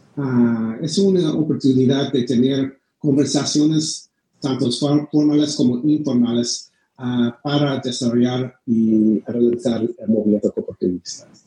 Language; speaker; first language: Spanish; non-native, fluent; English